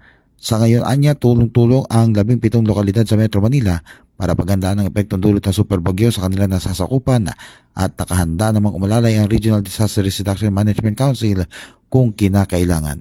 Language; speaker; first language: Filipino; native; Filipino